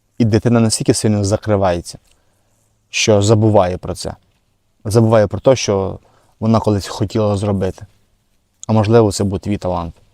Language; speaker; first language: Ukrainian; non-native, local second language; Russian